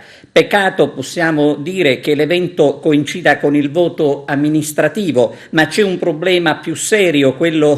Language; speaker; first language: Italian; native; Italian